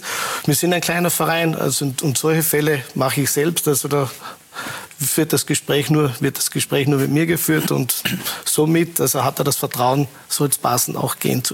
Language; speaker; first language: German; native; German